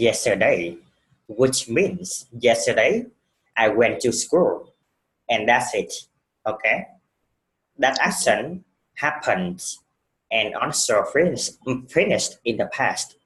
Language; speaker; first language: English; non-native, fluent; Vietnamese